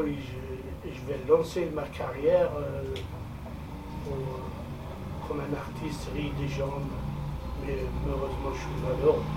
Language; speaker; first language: French; non-native, fluent; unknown